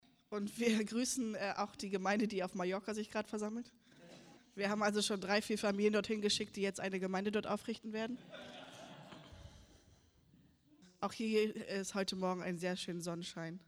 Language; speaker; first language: German; early bilingual, heritage; German